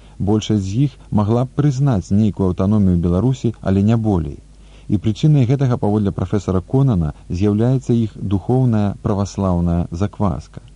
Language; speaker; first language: Belarusian; native; Belarusian